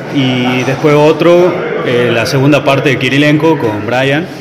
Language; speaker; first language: Spanish; native; Spanish